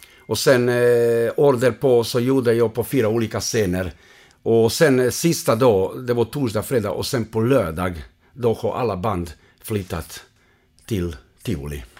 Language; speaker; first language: Swedish; non-native, fluent; Croatian